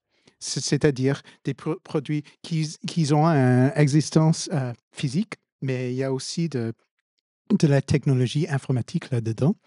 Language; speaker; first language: French; non-native, fluent; English